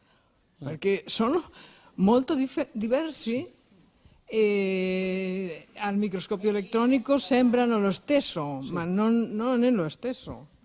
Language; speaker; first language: Italian; non-native, fluent; Spanish